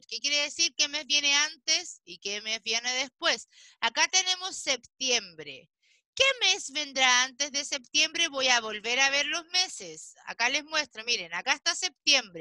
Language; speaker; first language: Spanish; native; Spanish